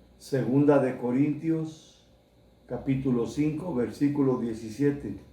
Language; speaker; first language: Spanish; early bilingual, heritage; Spanish